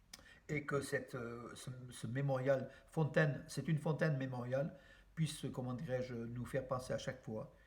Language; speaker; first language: French; native; French